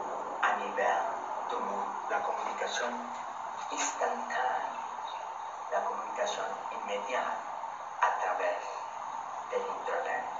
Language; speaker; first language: French; non-native, learner; Spanish